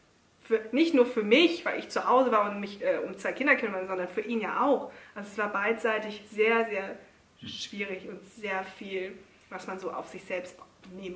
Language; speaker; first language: German; native; German